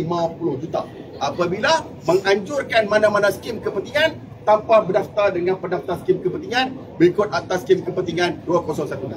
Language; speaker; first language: Malay; native; Malay